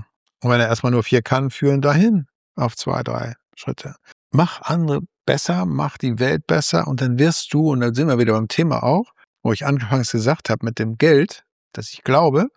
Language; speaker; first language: German; native; German